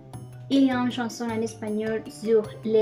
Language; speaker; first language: French; non-native, learner; Spanish